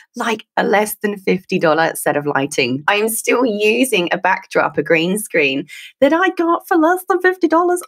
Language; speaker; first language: English; native; English